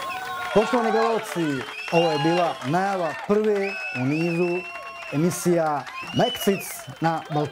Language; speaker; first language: Croatian; native; Croatian